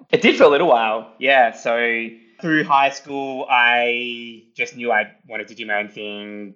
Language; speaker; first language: English; early bilingual, other home language; Italian